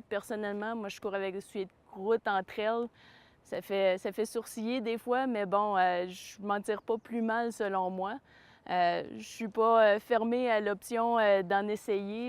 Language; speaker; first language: French; native; French